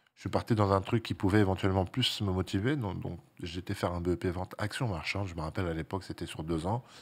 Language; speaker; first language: French; native; French